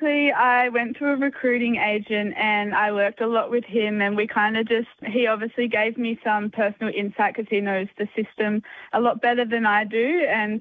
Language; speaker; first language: English; native; English